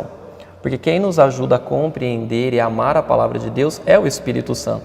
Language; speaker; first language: Portuguese; native; Portuguese